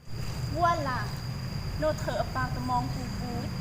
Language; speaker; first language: French; non-native, learner; Lao